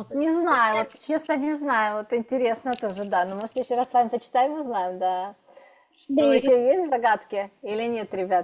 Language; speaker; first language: Russian; native; Russian